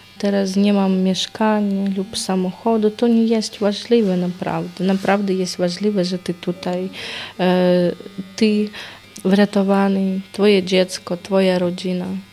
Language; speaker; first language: Polish; non-native, learner; Ukrainian